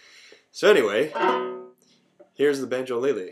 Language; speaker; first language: English; native; English